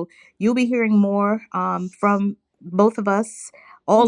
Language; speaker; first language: English; native; English